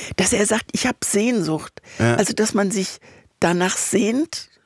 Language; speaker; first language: German; native; German